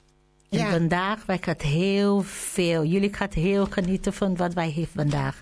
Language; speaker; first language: Dutch; non-native, learner; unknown